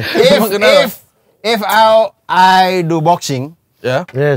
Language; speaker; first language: English; non-native, learner; Indonesian